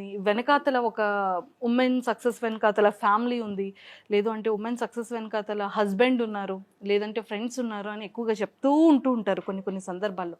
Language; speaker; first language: Telugu; native; Telugu